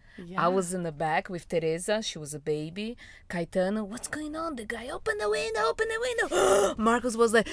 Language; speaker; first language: English; non-native, fluent; Portuguese